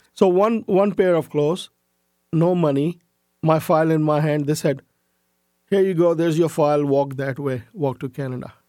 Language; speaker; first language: English; non-native, local second language; Urdu